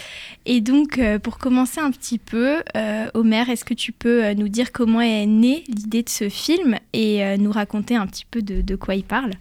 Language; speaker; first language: French; native; French